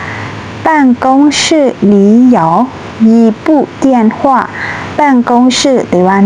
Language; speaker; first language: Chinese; non-native, fluent; Shan